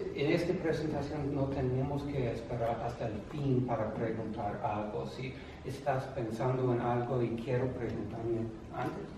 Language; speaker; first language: Spanish; non-native, fluent; English